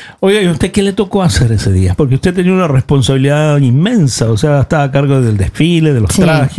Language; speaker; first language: Spanish; native; Spanish